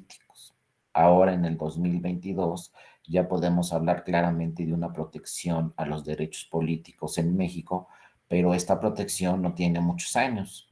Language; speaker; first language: Spanish; native; Spanish